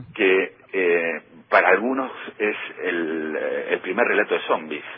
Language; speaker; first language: Spanish; native; Spanish